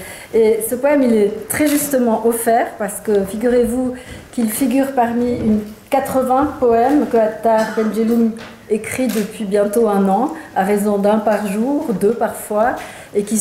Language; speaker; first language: French; native; French